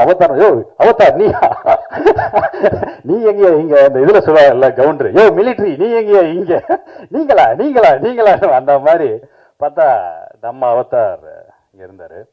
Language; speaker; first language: Tamil; native; Tamil